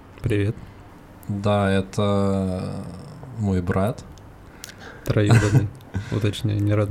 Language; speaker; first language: Russian; native; Russian